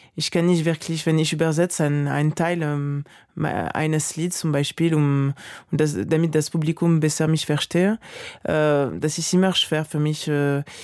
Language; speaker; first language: German; non-native, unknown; French